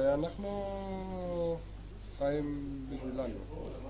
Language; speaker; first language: Hebrew; non-native, learner; Spanish